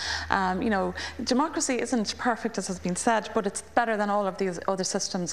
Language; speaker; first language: English; native; English